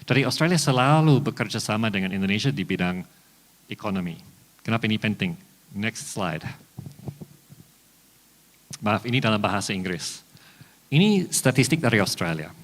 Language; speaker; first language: Indonesian; non-native, fluent; English